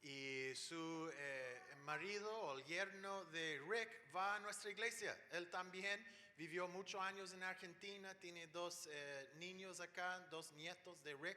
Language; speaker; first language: Spanish; non-native, fluent; English